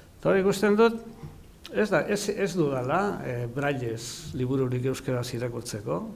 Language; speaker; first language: Basque; native; Basque